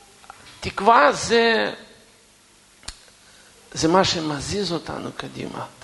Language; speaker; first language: Hebrew; non-native, fluent; Russian